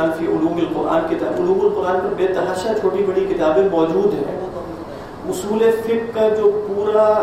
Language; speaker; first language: Urdu; native; Urdu